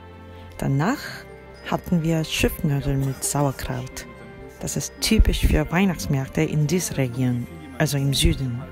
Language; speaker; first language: German; non-native, fluent; Korean